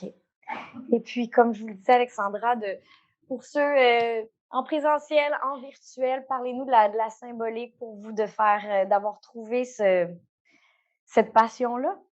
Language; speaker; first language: French; native; French